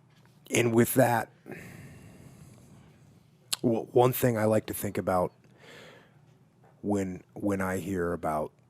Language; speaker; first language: English; native; English